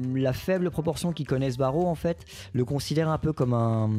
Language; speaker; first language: French; native; French